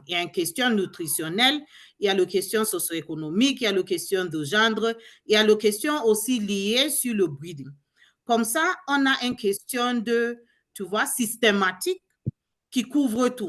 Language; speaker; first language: French; non-native, learner; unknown